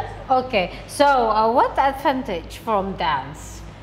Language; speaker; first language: English; non-native, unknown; Indonesian